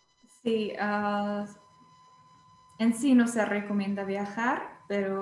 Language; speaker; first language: Spanish; non-native, fluent; Czech